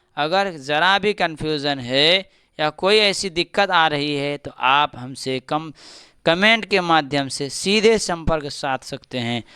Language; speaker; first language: Hindi; native; Hindi